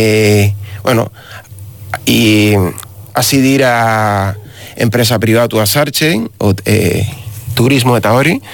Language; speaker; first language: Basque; non-native, learner; Spanish